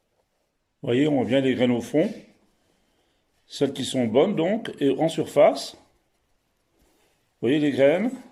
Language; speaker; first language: French; native; French